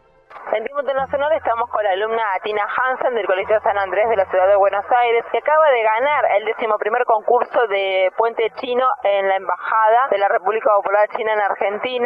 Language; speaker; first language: Spanish; native; Spanish